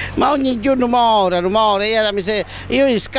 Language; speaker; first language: Italian; native; Italian